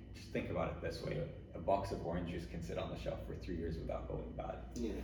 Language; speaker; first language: English; early bilingual, other home language; Arabic